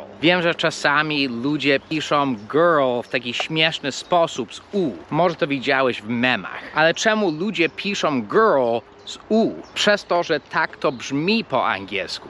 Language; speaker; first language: Polish; non-native, fluent; English